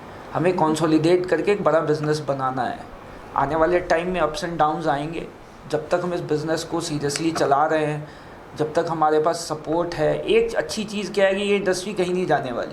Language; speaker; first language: Hindi; native; Hindi